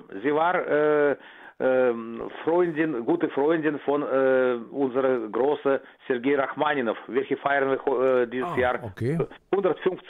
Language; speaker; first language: German; non-native, fluent; Russian